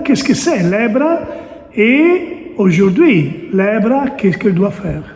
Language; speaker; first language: French; non-native, learner; Italian